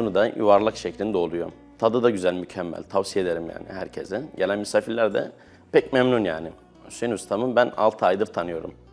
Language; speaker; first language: Turkish; native; Turkish